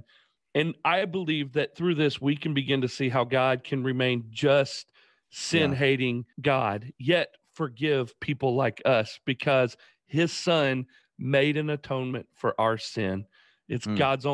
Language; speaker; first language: English; native; English